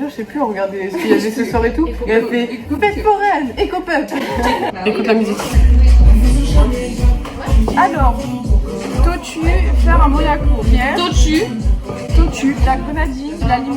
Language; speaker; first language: French; native; French